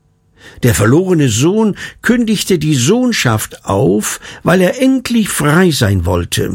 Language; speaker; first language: German; native; German